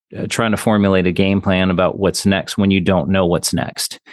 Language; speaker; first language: English; native; English